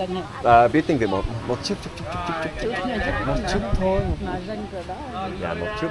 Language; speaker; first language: Vietnamese; non-native, learner; English